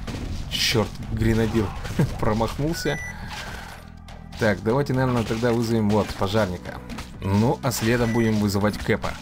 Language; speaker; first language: Russian; native; Russian